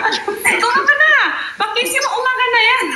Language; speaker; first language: Filipino; non-native, local second language; Cebuano